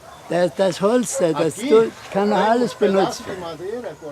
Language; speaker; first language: German; early bilingual, heritage; Portuguese